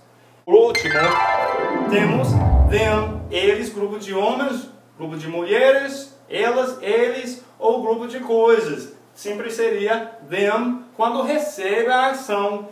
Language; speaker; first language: Portuguese; non-native, fluent; English